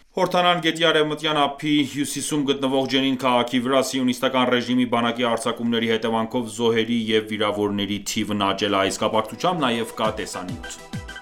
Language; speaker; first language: Armenian; native; Armenian